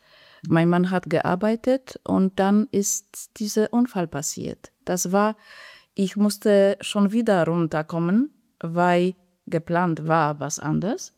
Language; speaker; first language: German; non-native, fluent; Polish